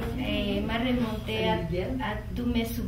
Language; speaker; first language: French; non-native, learner; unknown